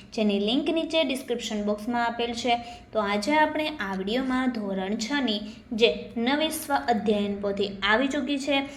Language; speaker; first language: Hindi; non-native, local second language; Gujarati